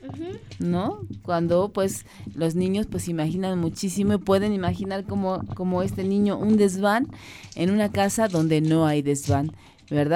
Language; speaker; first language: Spanish; native; Spanish